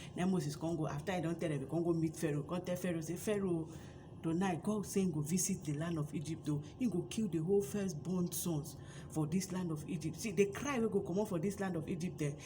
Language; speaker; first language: Nigerian Pidgin; native; Nigerian Pidgin